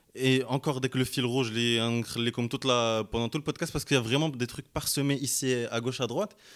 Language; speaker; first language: French; native; French